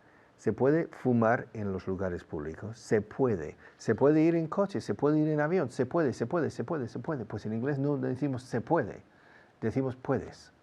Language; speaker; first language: Spanish; non-native, fluent; English